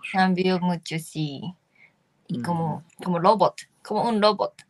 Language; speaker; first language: Spanish; non-native, fluent; Japanese